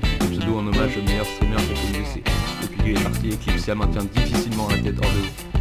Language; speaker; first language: French; native; French